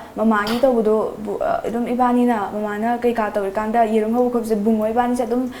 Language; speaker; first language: Manipuri; native; Manipuri